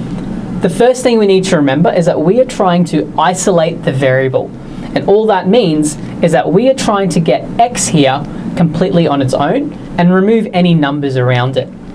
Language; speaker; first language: English; native; English